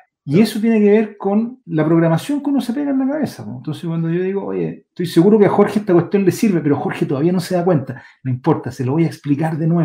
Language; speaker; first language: Spanish; native; Spanish